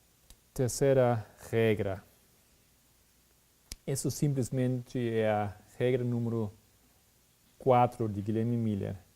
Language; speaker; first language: Portuguese; non-native, fluent; Spanish